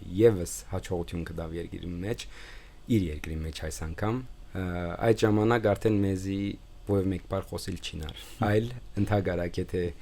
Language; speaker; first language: Armenian; early bilingual, heritage; Armenian